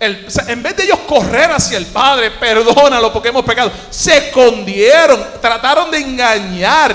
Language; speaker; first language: Spanish; native; Spanish